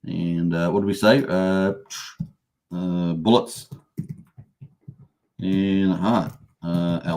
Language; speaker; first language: English; native; English